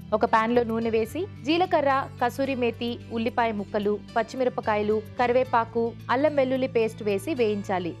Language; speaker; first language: Telugu; native; Telugu